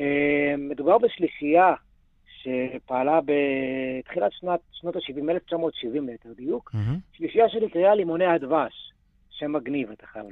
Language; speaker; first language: Hebrew; native; Hebrew